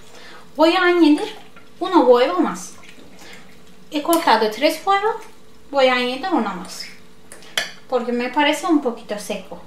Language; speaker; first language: Spanish; non-native, learner; Turkish